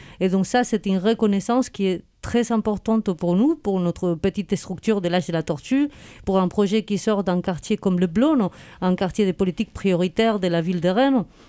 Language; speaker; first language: French; non-native, fluent; Spanish